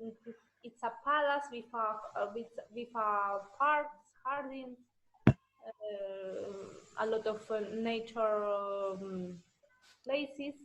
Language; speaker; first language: English; non-native, learner; Russian